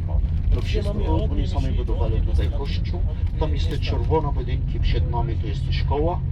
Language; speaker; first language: Polish; non-native, learner; Arabic